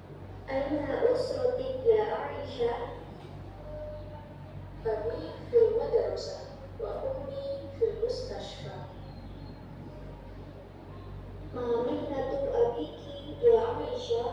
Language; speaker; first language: Arabic; non-native, learner; Indonesian